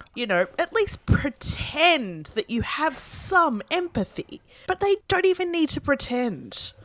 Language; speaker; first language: English; native; English